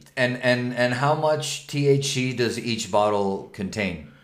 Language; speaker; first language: English; non-native, fluent; Spanish